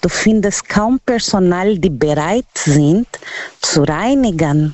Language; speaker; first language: German; non-native, learner; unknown